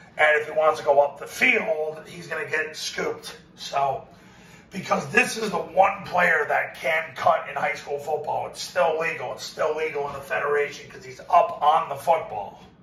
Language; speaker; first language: English; native; English